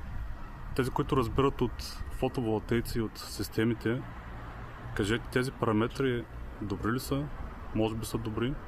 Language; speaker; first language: Bulgarian; native; Bulgarian